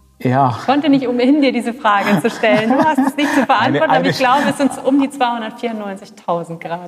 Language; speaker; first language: German; native; German